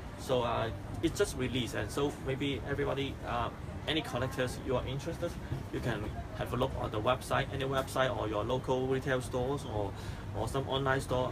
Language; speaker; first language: English; non-native, local second language; Cantonese